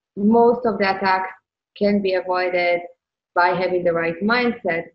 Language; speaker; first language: English; non-native, fluent; Hebrew